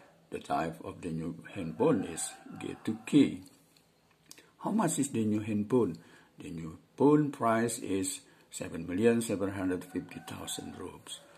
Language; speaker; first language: English; non-native, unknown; Indonesian